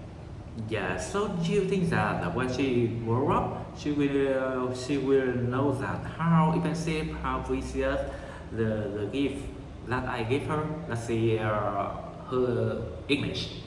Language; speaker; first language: English; non-native, learner; Vietnamese